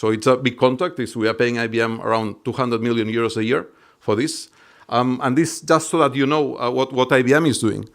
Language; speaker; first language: English; non-native, fluent; Catalan